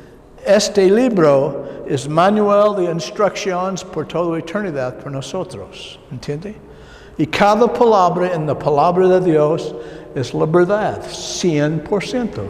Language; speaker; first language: Spanish; non-native, learner; English